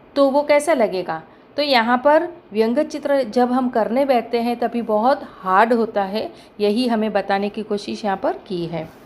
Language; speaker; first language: Hindi; non-native, local second language; Marathi